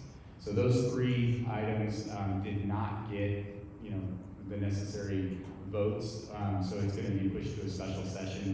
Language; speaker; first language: English; native; English